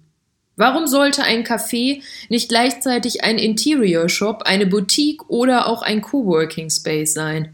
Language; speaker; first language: German; native; German